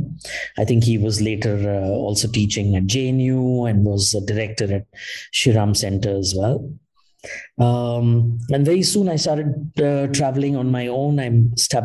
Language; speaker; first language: English; non-native, local second language; Hindi